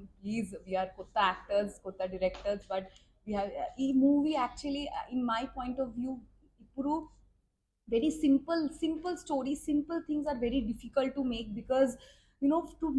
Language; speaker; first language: Telugu; non-native, local second language; Bangla